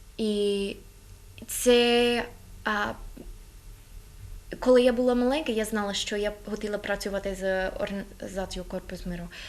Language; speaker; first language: Ukrainian; non-native, learner; English